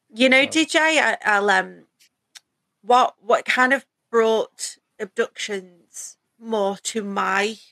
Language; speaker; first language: English; native; English